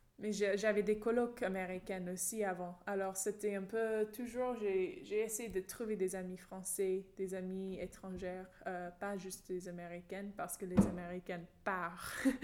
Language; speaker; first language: French; non-native, fluent; English